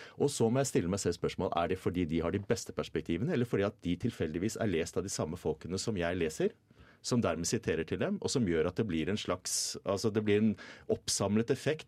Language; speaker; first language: Norwegian; native; Norwegian